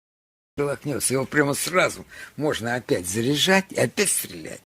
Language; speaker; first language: Russian; native; Russian